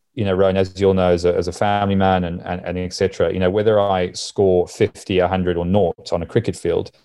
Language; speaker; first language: English; native; English